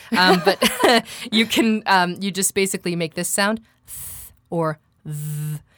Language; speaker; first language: English; native; English